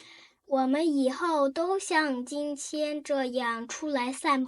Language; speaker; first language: Chinese; non-native, learner; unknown